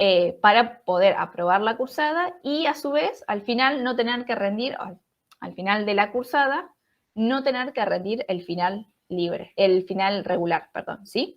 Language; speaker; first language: Spanish; native; Spanish